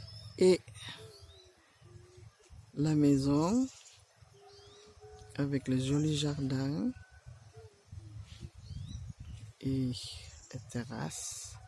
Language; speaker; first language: French; non-native, fluent; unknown